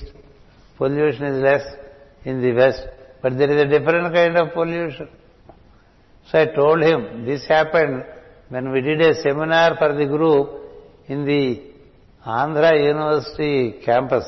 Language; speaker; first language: English; non-native, local second language; Telugu